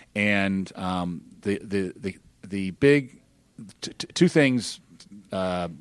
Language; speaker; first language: English; native; English